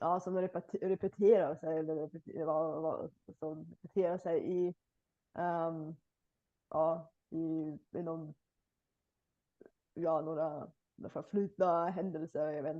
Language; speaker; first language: Swedish; non-native, fluent; Bulgarian